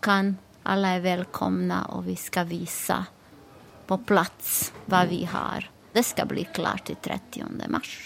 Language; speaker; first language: Swedish; non-native, fluent; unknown